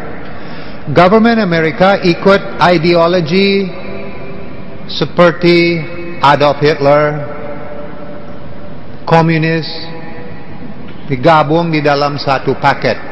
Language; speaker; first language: Indonesian; non-native, fluent; English